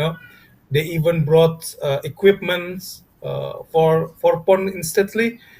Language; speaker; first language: English; non-native, fluent; Indonesian